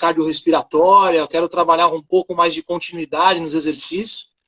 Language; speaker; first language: Portuguese; native; Portuguese